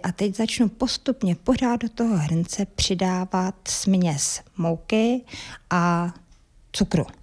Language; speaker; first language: Czech; native; Czech